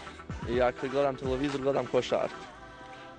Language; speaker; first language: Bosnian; early bilingual, heritage; Croatian